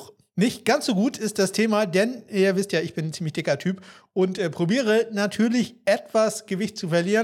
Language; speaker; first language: German; native; German